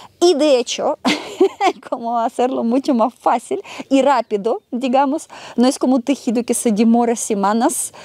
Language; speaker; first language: Spanish; non-native, fluent; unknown